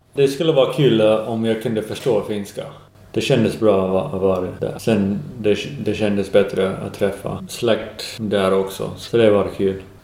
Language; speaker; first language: Swedish; non-native, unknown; English